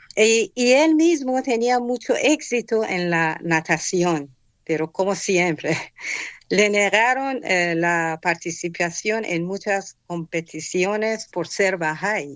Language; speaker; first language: Spanish; non-native, fluent; Persian